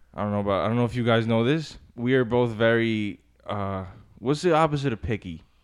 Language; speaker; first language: English; early bilingual, other home language; Spanish